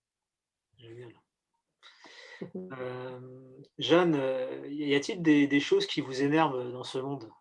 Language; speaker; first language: French; native; French